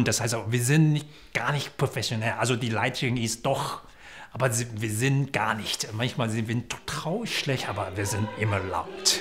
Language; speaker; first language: German; non-native, fluent; Chinese